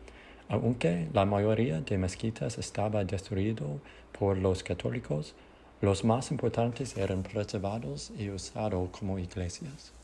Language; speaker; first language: Spanish; non-native, learner; English